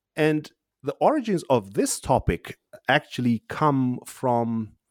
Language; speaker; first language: English; non-native, fluent; Uzbek